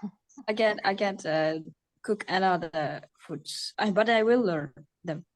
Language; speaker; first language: English; non-native, learner; Uzbek